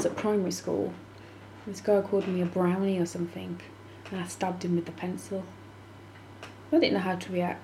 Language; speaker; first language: English; native; English